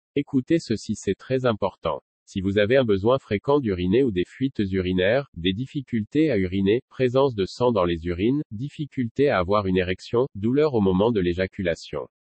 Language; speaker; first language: French; non-native, local second language; Wolof